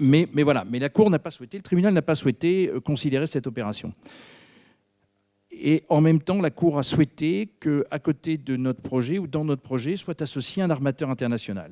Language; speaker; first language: French; native; French